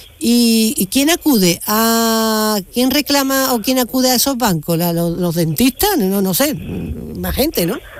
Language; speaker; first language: Spanish; native; Spanish